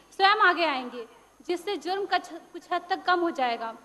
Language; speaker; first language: Hindi; native; Hindi